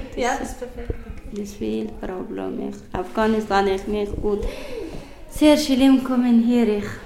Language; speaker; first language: German; non-native, learner; Persian